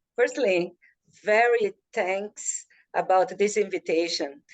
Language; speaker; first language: English; non-native, learner; Portuguese